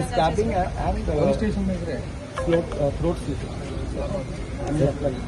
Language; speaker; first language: Telugu; non-native, learner; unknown